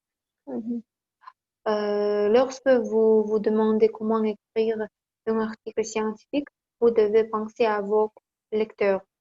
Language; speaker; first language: French; non-native, learner; Kazakh